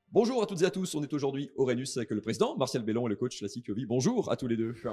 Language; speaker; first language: French; native; French